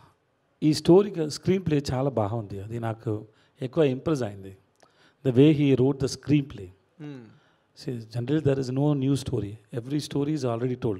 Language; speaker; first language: Telugu; non-native, learner; Tamil